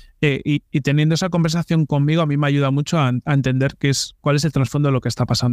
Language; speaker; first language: Spanish; native; Spanish